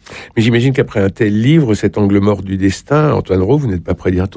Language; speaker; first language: French; native; French